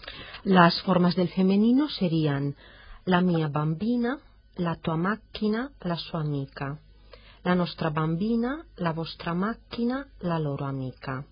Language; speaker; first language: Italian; non-native, fluent; Spanish